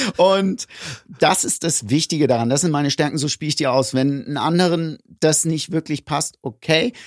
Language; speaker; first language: German; early bilingual, other home language; Greek